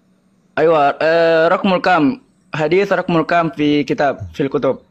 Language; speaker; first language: Arabic; non-native, learner; Indonesian